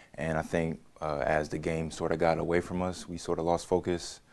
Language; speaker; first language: English; native; English